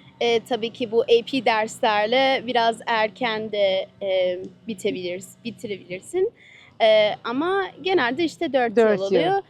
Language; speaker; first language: Turkish; early bilingual, heritage; Turkish